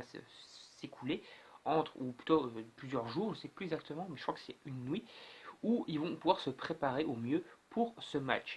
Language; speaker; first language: French; native; French